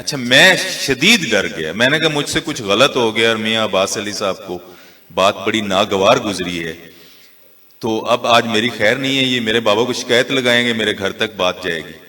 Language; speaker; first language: Urdu; non-native, local second language; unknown